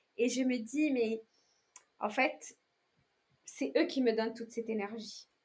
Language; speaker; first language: French; non-native, local second language; Arabic